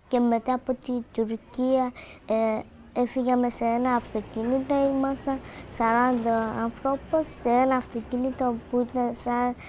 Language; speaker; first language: Greek; early bilingual, other home language; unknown